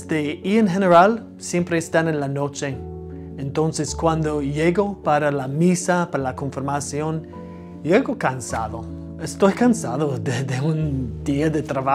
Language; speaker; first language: Spanish; non-native, fluent; English